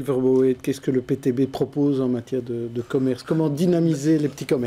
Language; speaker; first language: French; native; French